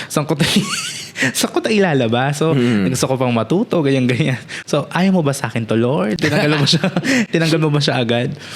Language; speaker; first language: Filipino; native; Filipino